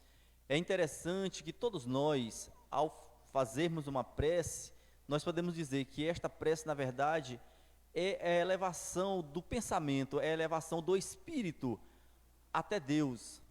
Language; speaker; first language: Portuguese; native; Portuguese